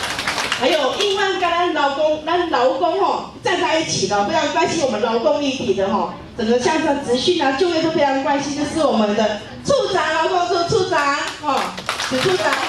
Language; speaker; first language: Chinese; native; Chinese